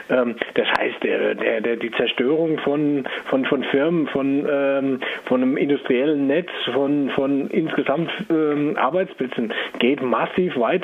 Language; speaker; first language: German; native; German